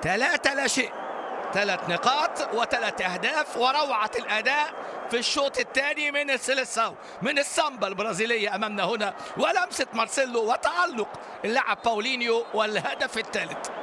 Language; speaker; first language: Arabic; native; Arabic